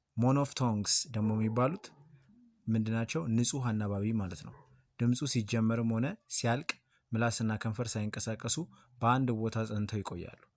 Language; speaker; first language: Amharic; native; Amharic